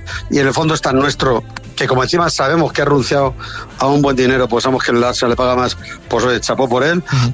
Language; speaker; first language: Spanish; native; Spanish